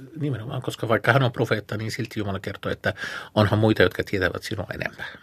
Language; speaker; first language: Finnish; non-native, fluent; Arabic